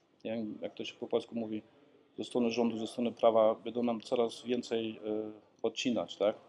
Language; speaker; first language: Polish; early bilingual, heritage; Polish